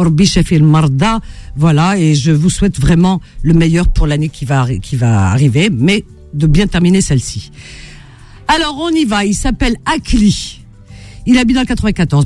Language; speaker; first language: French; native; French